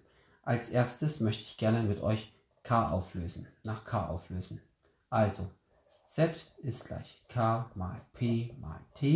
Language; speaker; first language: German; native; German